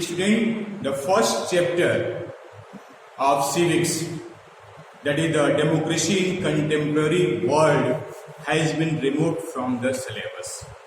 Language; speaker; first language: English; non-native, local second language; Hindi